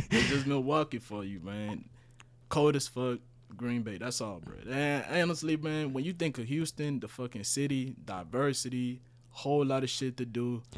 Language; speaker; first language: English; early bilingual, other home language; Spanish